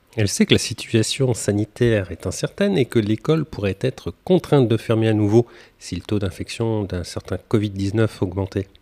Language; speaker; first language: French; native; French